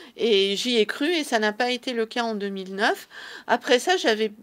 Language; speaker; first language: French; early bilingual, other home language; Persian